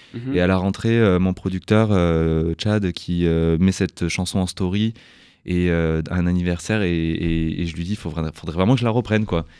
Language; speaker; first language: French; native; French